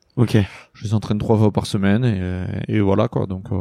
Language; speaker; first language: French; native; French